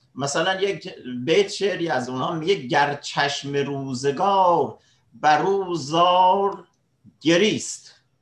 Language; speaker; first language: Persian; native; Persian